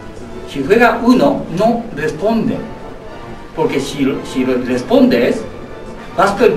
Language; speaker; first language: Spanish; non-native, learner; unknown